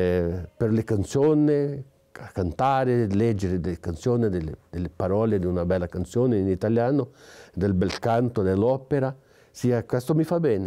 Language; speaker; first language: Italian; non-native, fluent; Portuguese